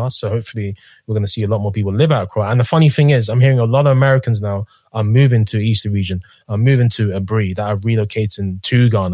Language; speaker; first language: English; native; English